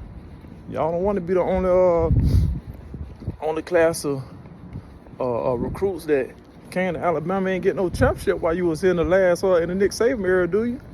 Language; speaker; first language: English; native; English